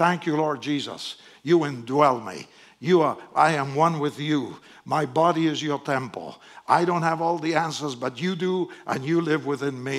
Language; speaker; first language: English; non-native, fluent; Spanish